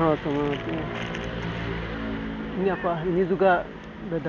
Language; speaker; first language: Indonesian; non-native, learner; Bangla